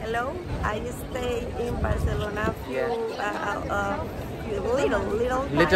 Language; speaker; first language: English; non-native, learner; Spanish